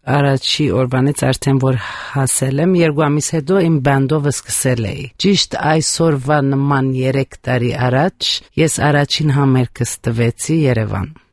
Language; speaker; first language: Armenian; early bilingual, heritage; Armenian